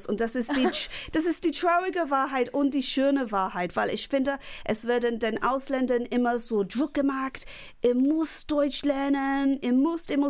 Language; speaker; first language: German; non-native, fluent; English